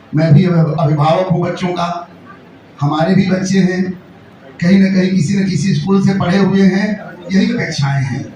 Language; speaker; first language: Hindi; native; Hindi